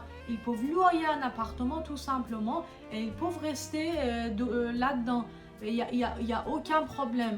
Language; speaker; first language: French; non-native, fluent; Persian